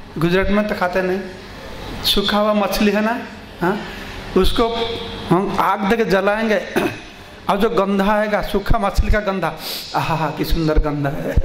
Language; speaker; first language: Hindi; non-native, local second language; Bangla